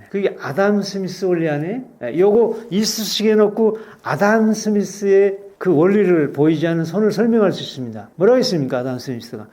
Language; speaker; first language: Korean; native; Korean